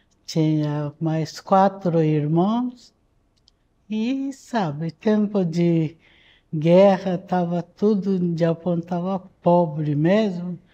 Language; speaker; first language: Portuguese; non-native, fluent; Japanese